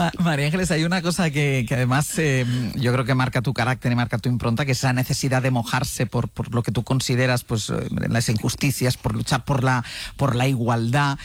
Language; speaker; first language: Spanish; native; Spanish